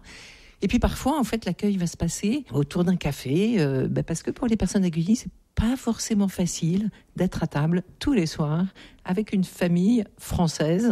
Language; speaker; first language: French; native; French